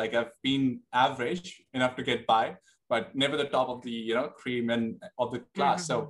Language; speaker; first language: English; non-native, local second language; Hindi